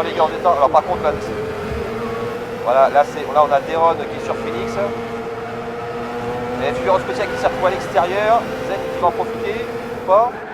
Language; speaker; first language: French; native; French